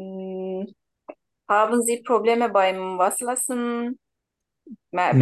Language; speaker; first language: German; non-native, learner; Turkish